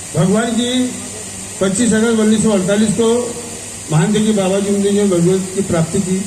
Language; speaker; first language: Hindi; non-native, local second language; Marathi